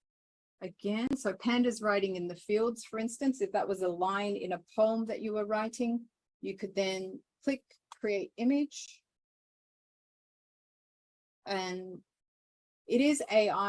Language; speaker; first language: English; native; English